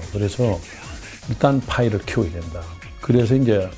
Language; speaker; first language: Korean; native; Korean